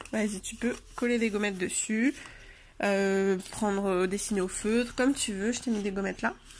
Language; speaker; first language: French; native; French